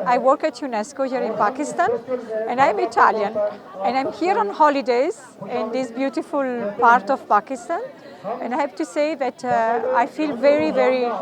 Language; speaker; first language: English; non-native, fluent; Italian